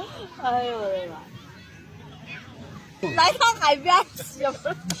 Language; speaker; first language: Chinese; native; Chinese